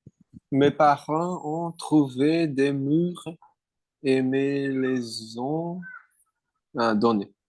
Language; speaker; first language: French; non-native, learner; Portuguese